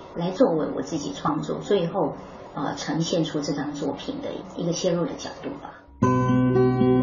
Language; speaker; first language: Chinese; non-native, local second language; Hakka Chinese